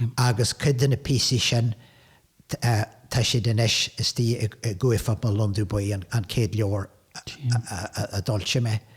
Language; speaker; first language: Irish; non-native, local second language; English